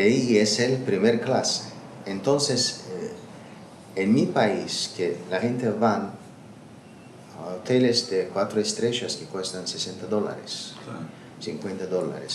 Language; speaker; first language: Spanish; non-native, learner; Azerbaijani